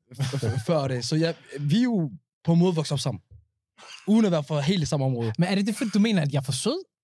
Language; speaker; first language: Danish; early bilingual, other home language; Somali